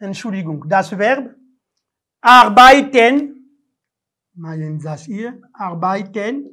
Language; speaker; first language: German; non-native, learner; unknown